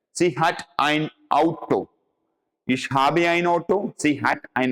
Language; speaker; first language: German; non-native, fluent; Malayalam